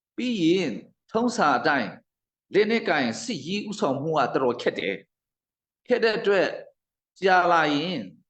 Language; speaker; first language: Burmese; non-native, local second language; Hakha Chin